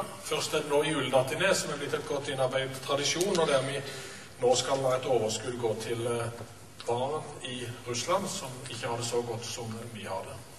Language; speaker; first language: Norwegian; native; Norwegian